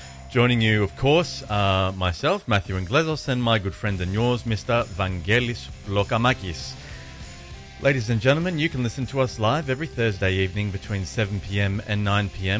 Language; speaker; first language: English; early bilingual, other home language; Greek